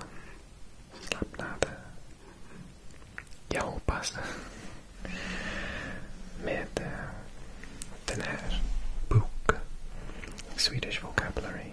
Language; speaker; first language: Swedish; non-native, learner; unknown